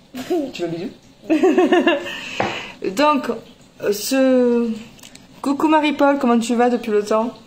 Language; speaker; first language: French; native; French